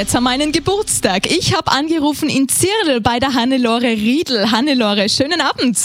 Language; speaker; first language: German; native; German